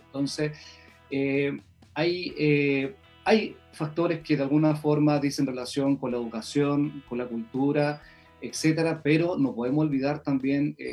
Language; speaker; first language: Spanish; native; Spanish